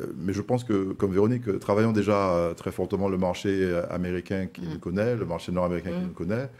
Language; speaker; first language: French; native; French